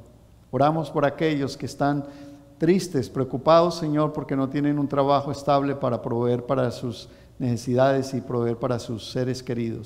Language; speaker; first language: Spanish; native; Spanish